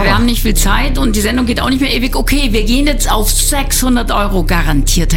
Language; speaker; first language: German; native; German